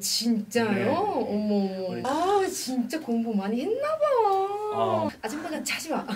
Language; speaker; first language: Korean; non-native, fluent; Arabic